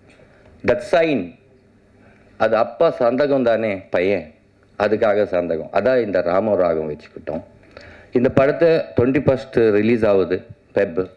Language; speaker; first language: Tamil; non-native, learner; Telugu